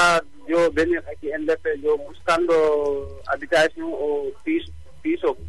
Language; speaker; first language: Spanish; non-native, learner; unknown